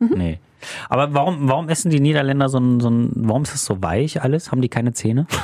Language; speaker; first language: German; native; German